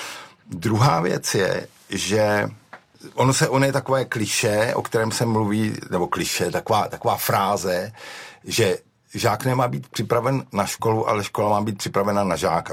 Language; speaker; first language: Czech; native; Czech